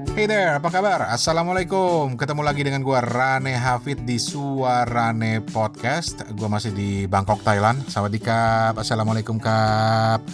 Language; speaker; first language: Indonesian; native; Indonesian